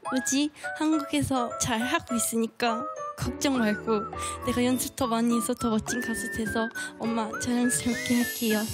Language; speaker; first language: Korean; early bilingual, other home language; English